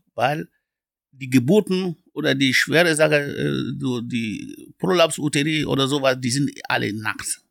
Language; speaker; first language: German; non-native, fluent; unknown